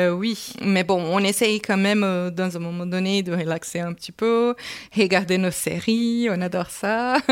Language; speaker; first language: French; non-native, fluent; Portuguese